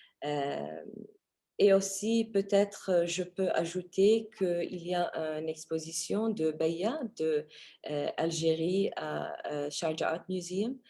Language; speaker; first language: French; non-native, fluent; Arabic